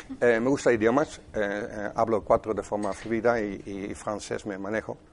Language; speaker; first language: Spanish; non-native, fluent; Dutch